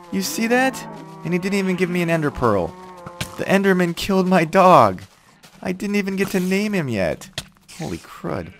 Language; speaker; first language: English; native; English